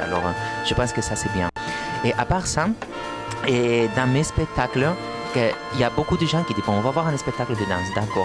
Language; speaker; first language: French; non-native, fluent; Spanish